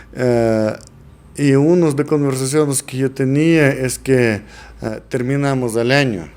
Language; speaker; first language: Spanish; non-native, learner; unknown